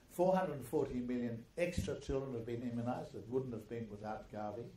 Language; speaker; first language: English; early bilingual, other home language; German